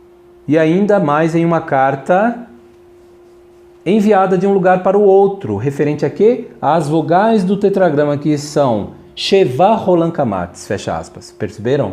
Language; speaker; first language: Portuguese; native; Portuguese